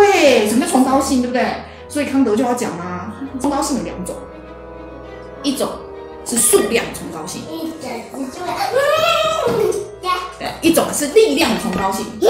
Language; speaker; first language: Chinese; native; Chinese